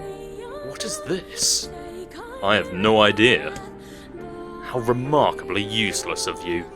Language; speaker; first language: English; native; English